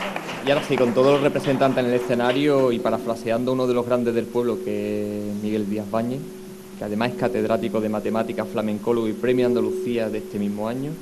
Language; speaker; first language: Spanish; native; Spanish